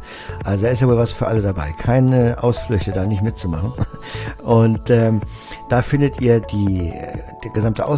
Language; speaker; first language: German; native; German